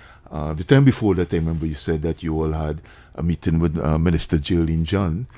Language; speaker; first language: English; native; English